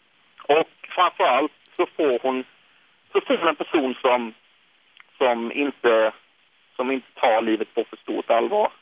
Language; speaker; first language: Swedish; native; Swedish